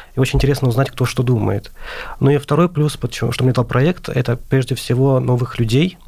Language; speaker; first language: Russian; non-native, local second language; Azerbaijani